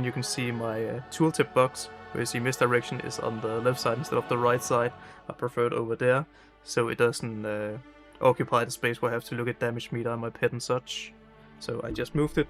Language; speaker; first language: English; non-native, fluent; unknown